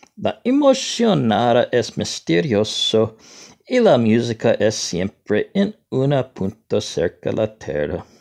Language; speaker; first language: Spanish; non-native, learner; English